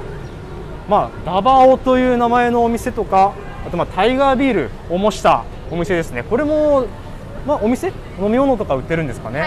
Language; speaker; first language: Japanese; native; Japanese